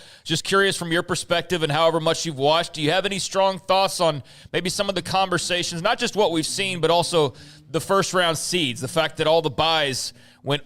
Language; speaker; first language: English; native; English